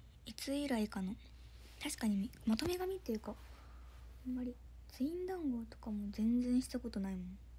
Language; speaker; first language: Japanese; native; Japanese